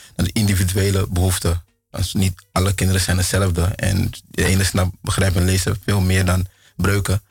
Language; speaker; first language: Dutch; early bilingual, other home language; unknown